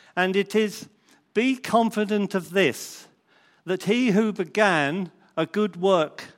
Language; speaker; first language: English; native; English